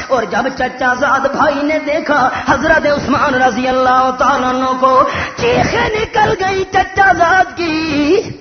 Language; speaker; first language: Urdu; native; Urdu